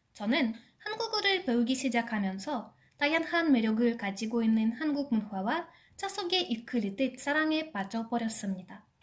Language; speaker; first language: Korean; non-native, fluent; Russian